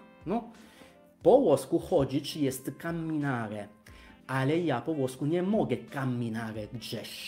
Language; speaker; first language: Polish; non-native, fluent; Italian